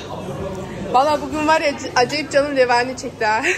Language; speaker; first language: Turkish; early bilingual, heritage; Turkish